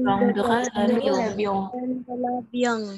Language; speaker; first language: French; non-native, learner; Indonesian